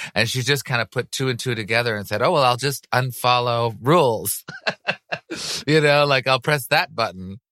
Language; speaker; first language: English; native; English